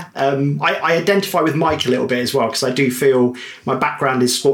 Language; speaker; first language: English; native; English